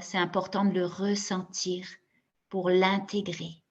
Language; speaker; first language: French; native; French